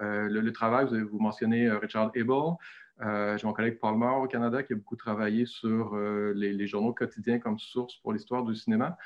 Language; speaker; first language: French; native; French